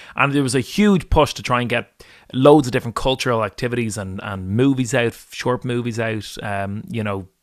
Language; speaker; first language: English; native; English